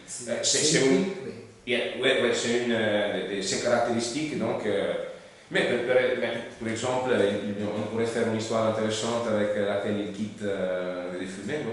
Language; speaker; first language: French; non-native, learner; Italian